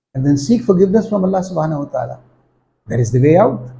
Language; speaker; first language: English; non-native, local second language; Urdu